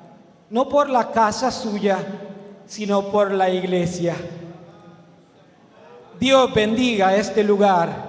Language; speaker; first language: Spanish; non-native, learner; Romanian